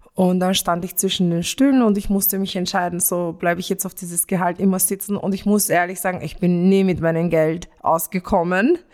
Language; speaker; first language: German; early bilingual, other home language; Romanian